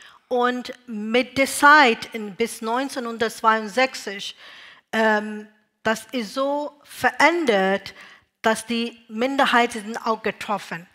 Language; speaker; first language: German; non-native, learner; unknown